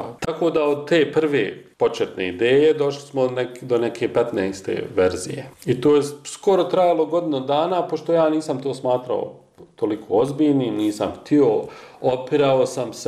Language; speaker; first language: Croatian; native; Croatian